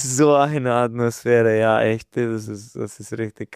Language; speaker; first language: German; non-native, fluent; Hungarian